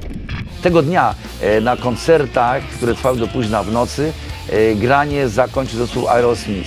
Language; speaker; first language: Polish; native; Polish